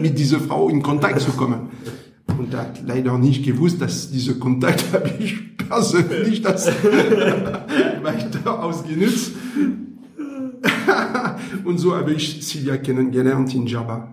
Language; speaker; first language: German; non-native, learner; French